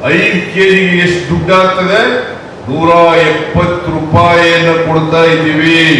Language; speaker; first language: Kannada; native; Kannada